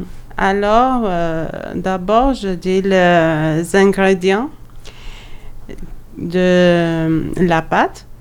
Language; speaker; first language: French; non-native, learner; Albanian